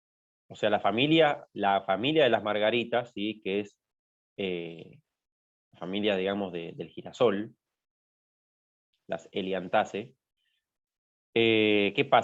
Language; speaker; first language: Spanish; native; Spanish